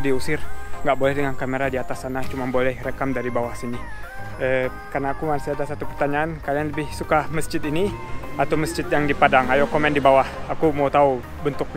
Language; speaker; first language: Indonesian; early bilingual, heritage; German